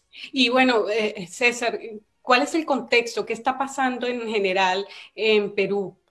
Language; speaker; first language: Spanish; native; Spanish